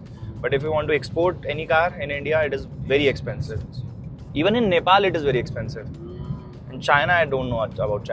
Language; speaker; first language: English; non-native, local second language; Hindi